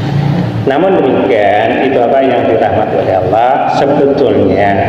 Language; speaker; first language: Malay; non-native, local second language; Javanese